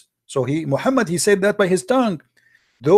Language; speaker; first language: English; non-native, fluent; Arabic